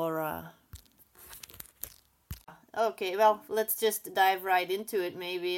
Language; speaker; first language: English; non-native, fluent; Dutch